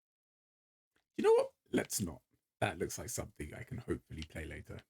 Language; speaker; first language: English; native; English